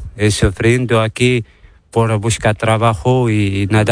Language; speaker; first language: Spanish; non-native, learner; Arabic